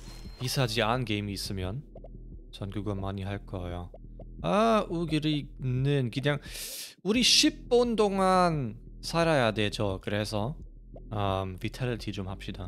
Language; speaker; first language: Korean; non-native, fluent; German